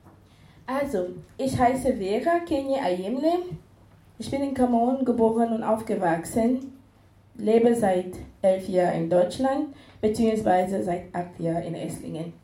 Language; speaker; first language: German; non-native, fluent; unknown